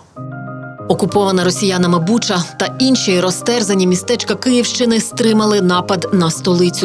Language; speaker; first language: Ukrainian; native; Ukrainian